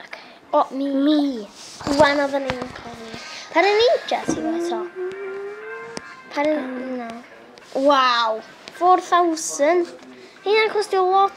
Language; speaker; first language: Welsh; native; Welsh